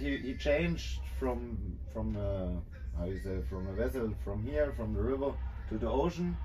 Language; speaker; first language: English; non-native, learner; German